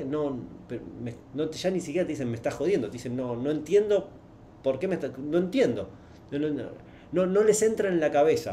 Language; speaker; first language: Spanish; native; Spanish